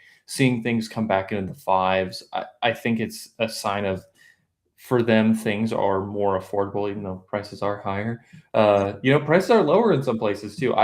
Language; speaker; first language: English; native; English